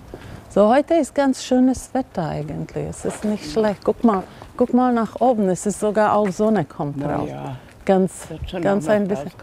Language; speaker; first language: German; non-native, learner; Czech